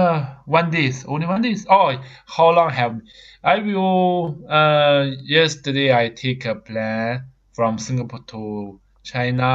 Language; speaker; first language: English; non-native, learner; Chinese